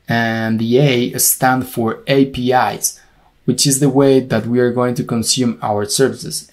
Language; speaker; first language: English; non-native, fluent; Spanish